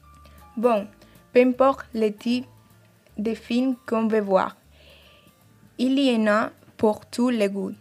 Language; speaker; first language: French; non-native, fluent; Spanish